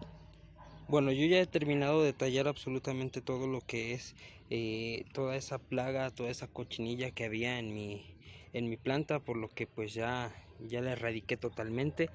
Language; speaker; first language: Spanish; native; Spanish